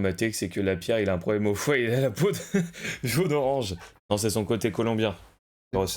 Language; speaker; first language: French; native; French